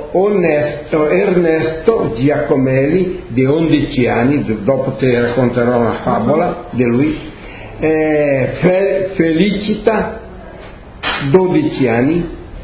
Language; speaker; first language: Italian; early bilingual, heritage; Portuguese